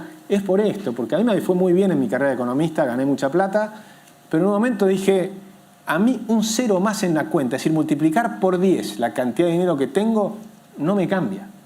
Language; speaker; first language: Spanish; native; Spanish